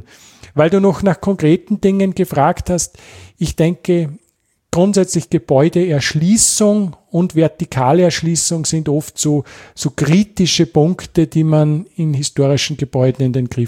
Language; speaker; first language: German; native; German